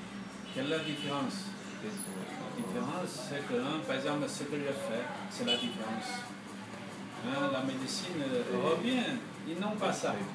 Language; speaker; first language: French; non-native, fluent; Chinese